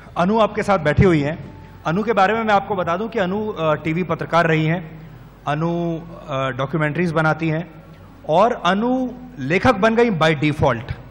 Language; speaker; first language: Hindi; native; Hindi